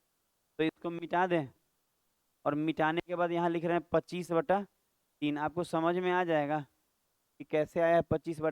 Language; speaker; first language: Hindi; native; Hindi